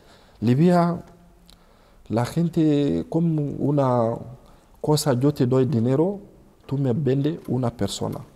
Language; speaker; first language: Spanish; non-native, learner; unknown